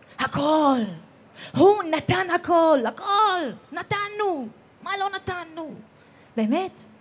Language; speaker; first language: Hebrew; native; Hebrew